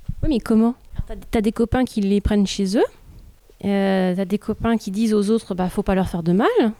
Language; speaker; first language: French; native; French